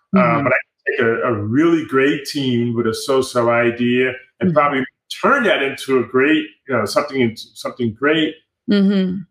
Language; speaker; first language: English; native; English